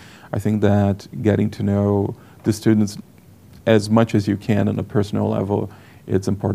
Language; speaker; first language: English; non-native, fluent; Portuguese